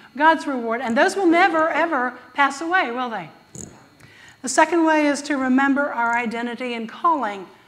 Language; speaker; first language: English; native; English